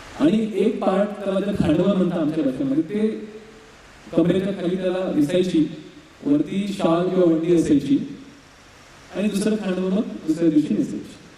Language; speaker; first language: Marathi; non-native, local second language; Bhili